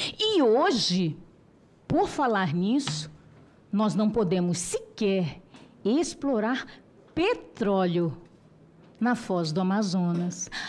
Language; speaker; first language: Portuguese; non-native, local second language; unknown